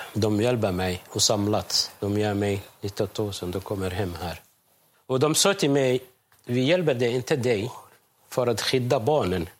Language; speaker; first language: Swedish; non-native, learner; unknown